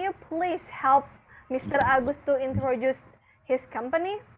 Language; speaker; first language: English; non-native, fluent; Indonesian